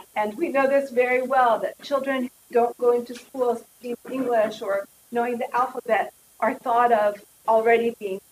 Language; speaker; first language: English; native; English